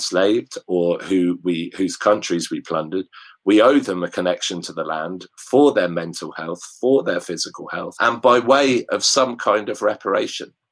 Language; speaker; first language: English; native; English